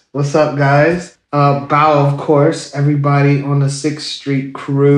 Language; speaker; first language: English; native; English